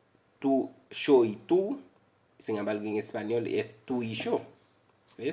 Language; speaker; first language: Spanish; non-native, fluent; Haitian Creole